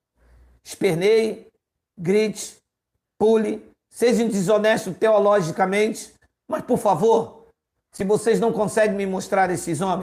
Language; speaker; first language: Portuguese; native; Portuguese